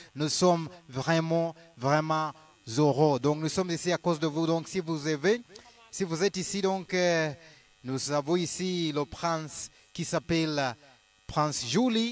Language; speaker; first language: French; non-native, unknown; Luo (Kenya and Tanzania)